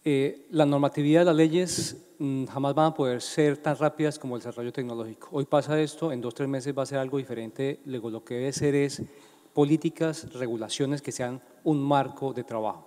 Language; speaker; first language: Spanish; native; Spanish